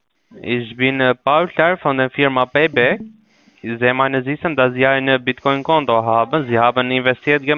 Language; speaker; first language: German; non-native, learner; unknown